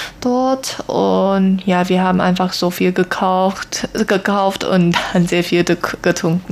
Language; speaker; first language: German; non-native, learner; Chinese